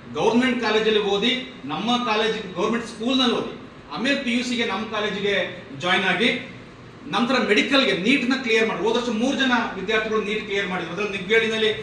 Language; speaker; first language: Kannada; native; Kannada